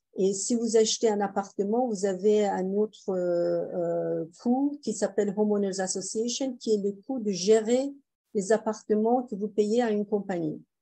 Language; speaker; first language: French; non-native, fluent; Persian